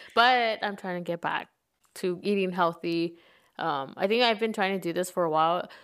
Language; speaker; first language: English; early bilingual, other home language; Spanish